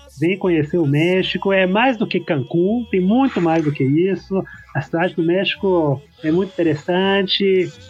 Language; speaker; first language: Portuguese; early bilingual, heritage; Portuguese